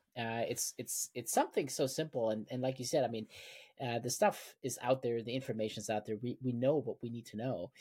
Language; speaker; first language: English; non-native, fluent; German